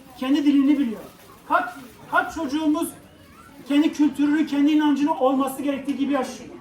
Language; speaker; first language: Turkish; non-native, local second language; Kurdish